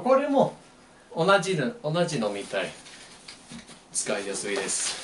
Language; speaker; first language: Japanese; non-native, learner; English